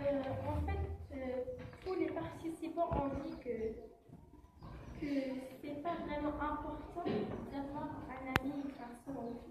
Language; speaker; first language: French; non-native, learner; Kabyle